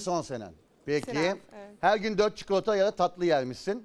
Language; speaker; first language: Turkish; native; Turkish